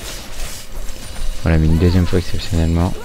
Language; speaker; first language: French; native; French